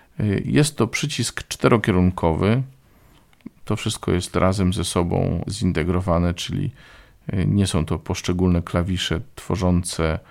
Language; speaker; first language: Polish; native; Polish